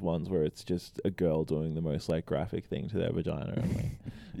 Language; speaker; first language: English; native; English